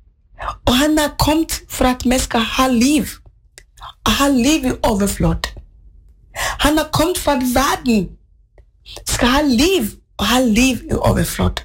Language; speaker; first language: Swedish; non-native, learner; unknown